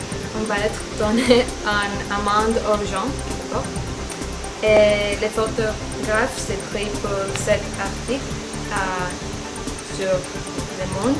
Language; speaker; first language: French; non-native, learner; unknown